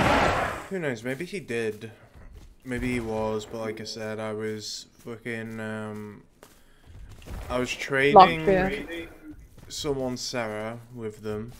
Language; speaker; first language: English; native; English